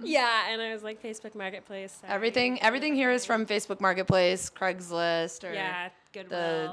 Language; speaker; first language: English; native; English